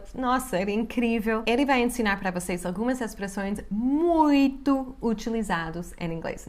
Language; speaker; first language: Portuguese; non-native, fluent; English